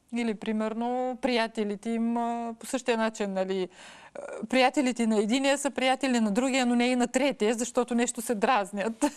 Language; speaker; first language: Bulgarian; early bilingual, heritage; Bulgarian